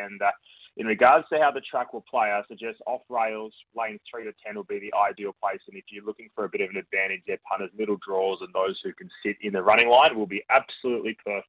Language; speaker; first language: English; native; English